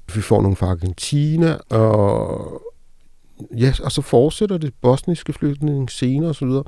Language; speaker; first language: Danish; early bilingual, other home language; Arabic